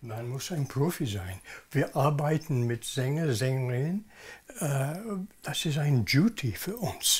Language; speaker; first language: German; non-native, learner; English